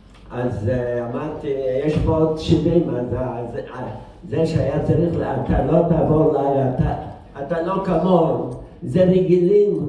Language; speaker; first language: Hebrew; non-native, fluent; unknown